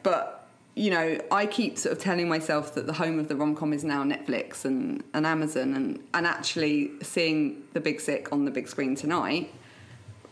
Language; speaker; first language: English; native; English